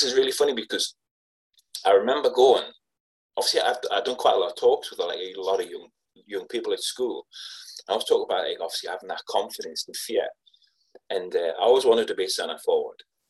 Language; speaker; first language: English; native; English